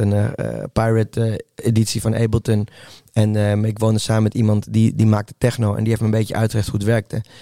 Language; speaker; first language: Dutch; early bilingual, other home language; Spanish